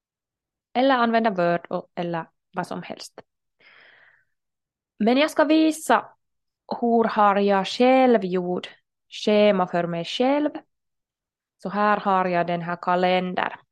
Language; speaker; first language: Swedish; non-native, local second language; Finnish